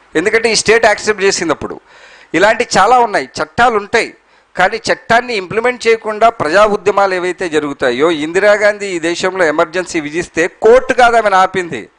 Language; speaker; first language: Telugu; non-native, local second language; Urdu